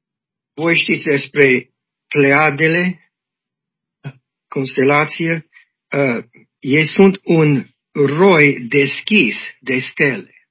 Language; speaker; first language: Romanian; non-native, learner; English